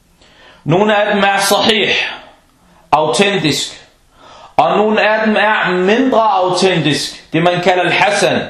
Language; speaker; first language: Danish; early bilingual, other home language; Arabic